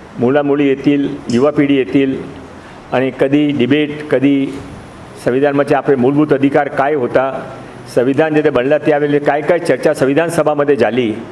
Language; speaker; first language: Marathi; non-native, local second language; Hindi